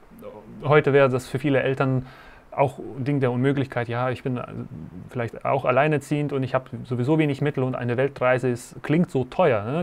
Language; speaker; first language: German; native; German